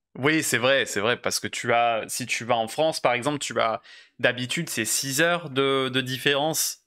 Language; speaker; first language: French; native; French